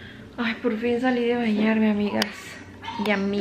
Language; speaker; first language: Spanish; native; Spanish